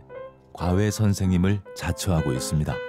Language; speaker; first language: Korean; native; Korean